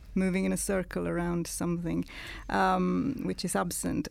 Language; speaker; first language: English; non-native, fluent; Italian